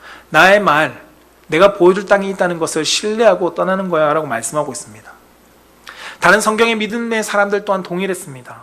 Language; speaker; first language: Korean; native; Korean